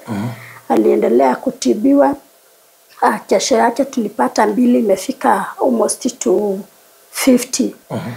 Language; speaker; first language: Swahili; non-native, local second language; Kikuyu